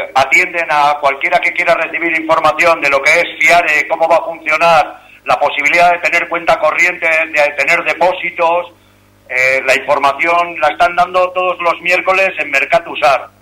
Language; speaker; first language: Spanish; non-native, local second language; Basque